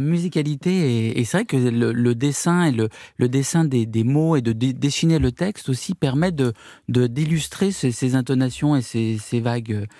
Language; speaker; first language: French; early bilingual, other home language; Arabic